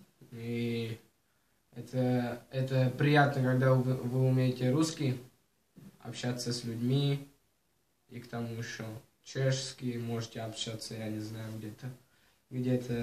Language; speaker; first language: Russian; early bilingual, heritage; Kazakh